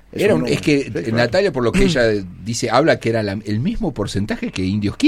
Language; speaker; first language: Spanish; native; Spanish